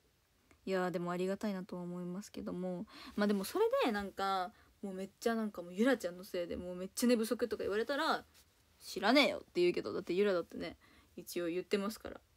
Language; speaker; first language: Japanese; native; Japanese